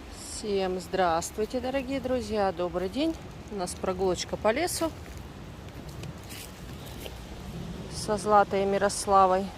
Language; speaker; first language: Russian; native; Russian